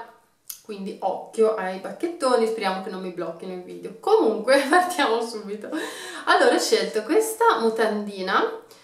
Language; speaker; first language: Italian; native; Italian